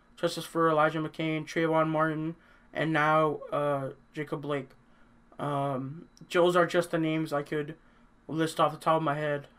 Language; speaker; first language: English; native; English